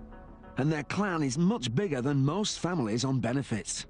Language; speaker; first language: English; native; English